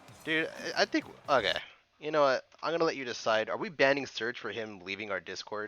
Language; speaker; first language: English; native; English